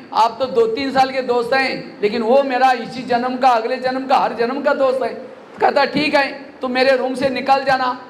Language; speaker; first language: Hindi; non-native, local second language; Marathi